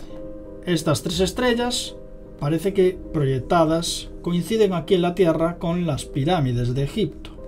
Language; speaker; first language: Spanish; native; Spanish